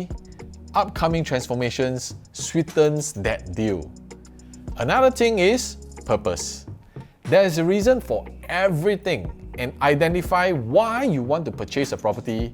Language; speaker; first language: English; native; English